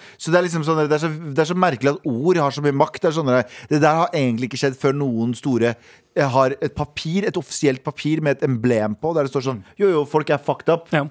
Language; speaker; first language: Norwegian; early bilingual, other home language; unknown